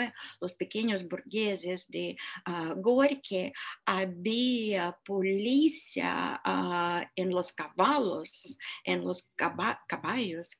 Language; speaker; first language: Spanish; non-native, fluent; Russian